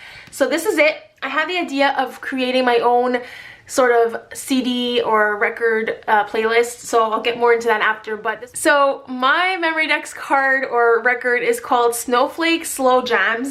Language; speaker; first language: English; native; English